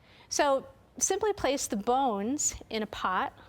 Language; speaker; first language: English; native; English